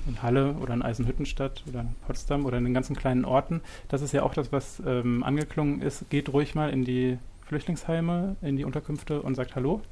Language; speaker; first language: German; native; German